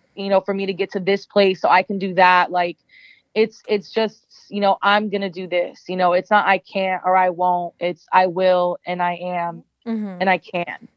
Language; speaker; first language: English; native; English